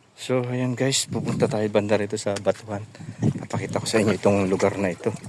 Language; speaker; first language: Filipino; non-native, local second language; Pampanga